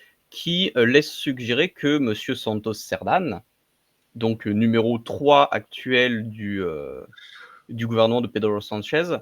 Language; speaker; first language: French; native; French